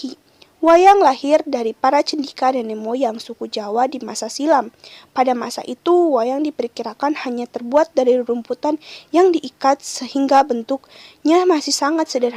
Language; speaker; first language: Indonesian; native; Indonesian